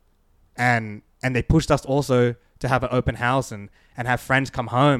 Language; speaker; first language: English; native; English